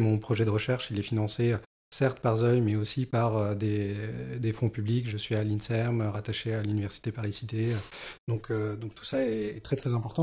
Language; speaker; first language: French; native; French